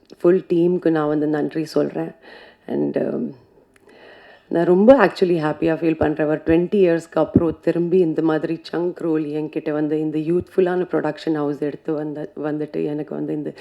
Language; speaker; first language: Tamil; non-native, fluent; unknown